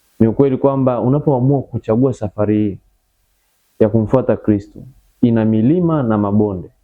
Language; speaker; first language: Swahili; native; Swahili